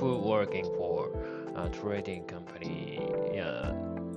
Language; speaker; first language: English; non-native, learner; Japanese